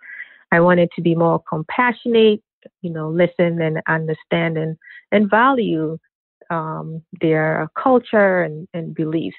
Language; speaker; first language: English; non-native, local second language; Akan